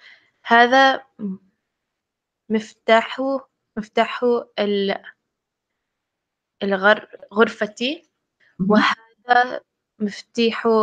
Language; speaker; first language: Arabic; non-native, learner; English